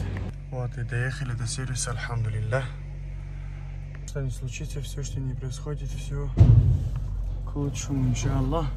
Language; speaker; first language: Russian; non-native, fluent; Tajik